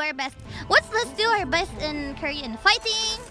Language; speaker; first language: English; non-native, fluent; Indonesian